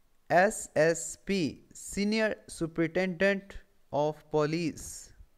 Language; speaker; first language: English; non-native, local second language; Urdu